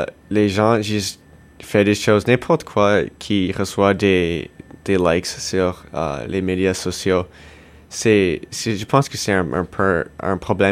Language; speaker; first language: French; non-native, local second language; English